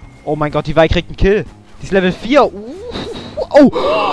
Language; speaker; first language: German; native; German